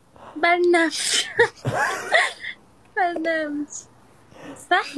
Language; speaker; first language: Arabic; non-native, learner; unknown